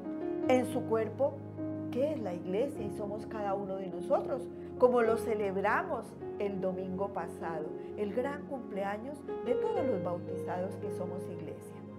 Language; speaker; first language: Spanish; native; Spanish